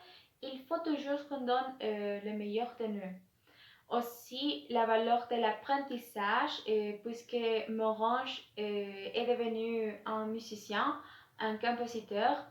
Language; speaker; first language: French; non-native, learner; Spanish